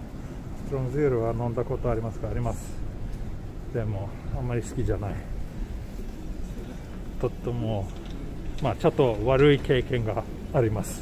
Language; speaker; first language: Japanese; non-native, fluent; Swedish